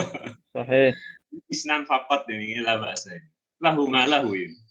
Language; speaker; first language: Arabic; non-native, fluent; Indonesian